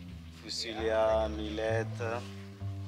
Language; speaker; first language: Turkish; non-native, learner; Hausa